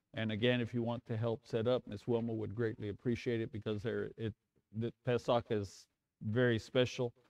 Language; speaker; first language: English; native; English